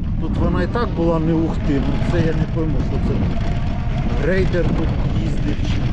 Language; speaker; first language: Ukrainian; native; Ukrainian